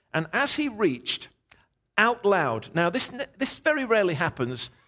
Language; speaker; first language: English; native; English